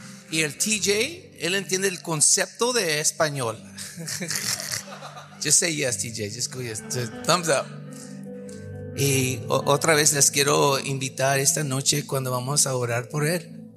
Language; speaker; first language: Spanish; early bilingual, heritage; Spanish